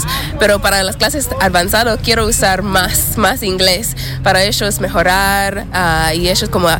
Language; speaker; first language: Spanish; non-native, learner; English